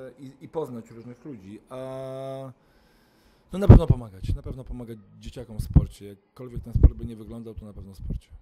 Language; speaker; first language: Polish; native; Polish